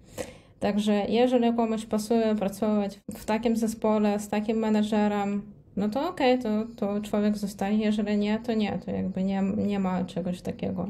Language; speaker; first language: Polish; non-native, fluent; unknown